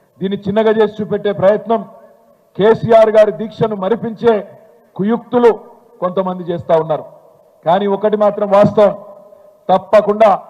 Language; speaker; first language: Telugu; native; Telugu